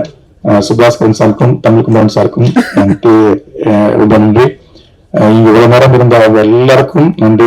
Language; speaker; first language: Tamil; native; Tamil